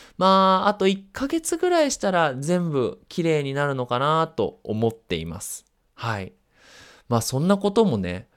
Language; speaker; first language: Japanese; native; Japanese